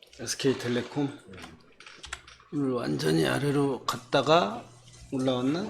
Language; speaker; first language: Korean; native; Korean